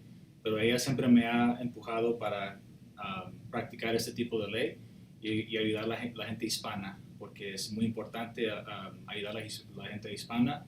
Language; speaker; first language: Spanish; early bilingual, heritage; Spanish